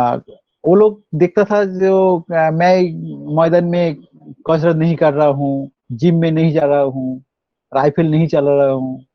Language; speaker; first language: Hindi; non-native, local second language; Bangla